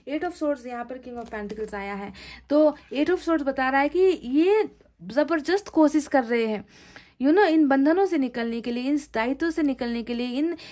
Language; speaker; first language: Hindi; native; Hindi